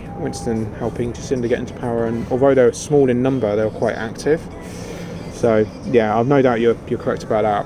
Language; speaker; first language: English; native; English